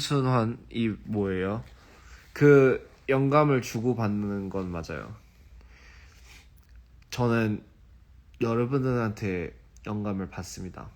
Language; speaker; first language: Korean; early bilingual, heritage; English